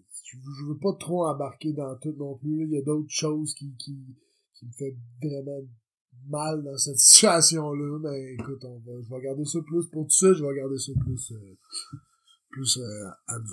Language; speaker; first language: French; native; French